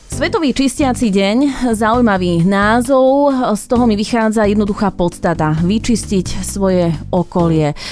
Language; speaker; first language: Slovak; native; Slovak